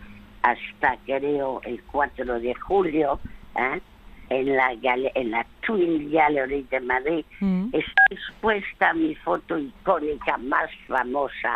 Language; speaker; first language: Spanish; early bilingual, other home language; French